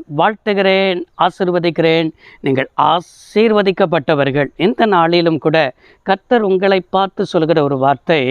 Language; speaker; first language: Tamil; native; Tamil